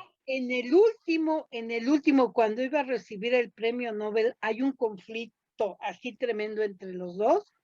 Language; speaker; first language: Spanish; native; Spanish